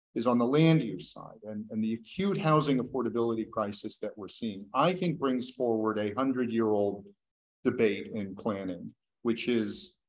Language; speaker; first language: English; native; English